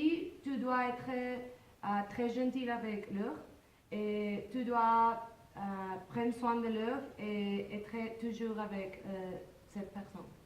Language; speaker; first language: French; non-native, learner; Spanish